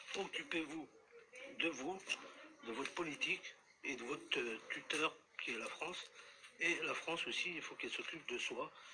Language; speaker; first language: French; non-native, local second language; Arabic